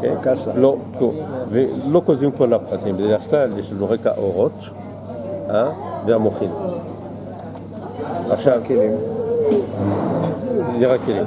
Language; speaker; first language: Hebrew; non-native, fluent; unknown